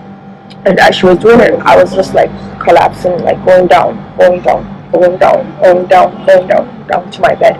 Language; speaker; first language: English; non-native, local second language; Hausa